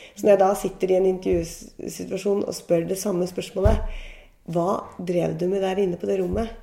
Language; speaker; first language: Norwegian; native; Norwegian